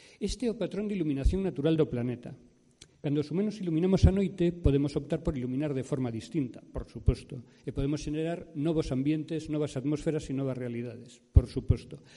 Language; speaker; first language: Galician; native; Galician